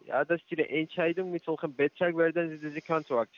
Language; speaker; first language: German; non-native, learner; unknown